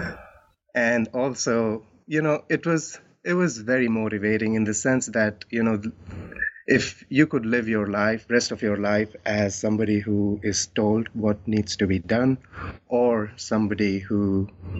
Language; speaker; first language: English; non-native, local second language; Hindi